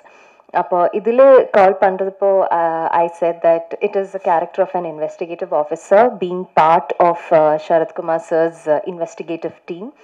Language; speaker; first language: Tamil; non-native, fluent; Malayalam